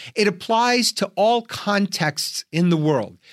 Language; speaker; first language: English; early bilingual, other home language; Russian